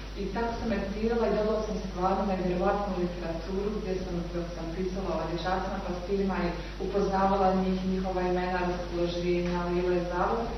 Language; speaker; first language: Serbian; native; Serbian